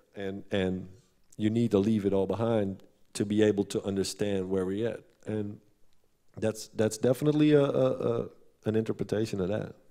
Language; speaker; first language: English; non-native, fluent; Dutch